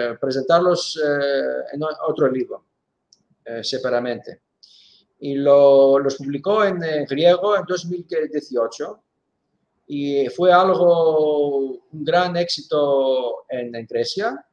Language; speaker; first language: Spanish; non-native, fluent; Greek